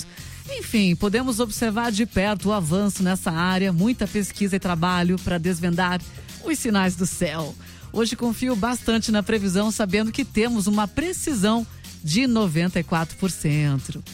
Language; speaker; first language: Portuguese; native; Portuguese